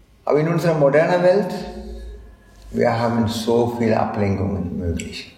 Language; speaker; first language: German; non-native, fluent; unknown